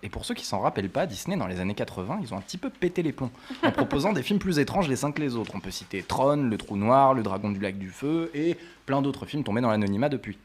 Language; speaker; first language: French; native; French